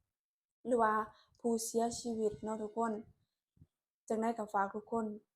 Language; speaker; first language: Thai; non-native, local second language; Lao